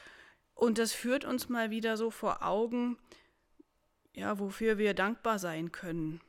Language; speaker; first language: German; native; German